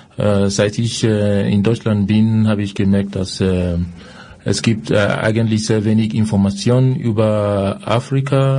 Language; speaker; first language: German; non-native, fluent; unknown